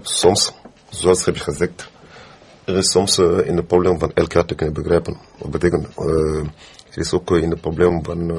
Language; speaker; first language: Dutch; non-native, fluent; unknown